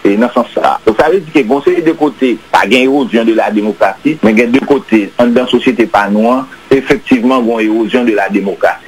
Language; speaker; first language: French; non-native, local second language; Haitian Creole